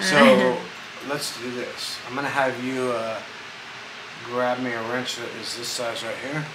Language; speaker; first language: English; native; English